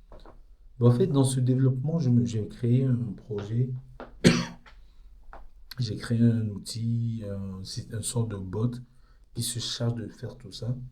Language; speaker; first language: French; native; French